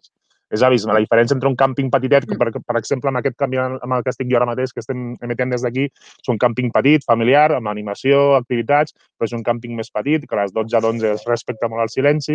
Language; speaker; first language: Catalan; native; Catalan